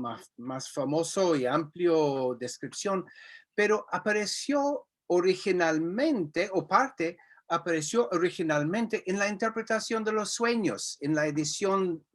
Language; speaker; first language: Spanish; non-native, fluent; English